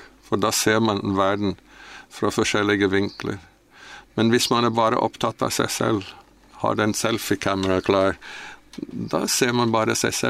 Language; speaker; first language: Norwegian; non-native, fluent; English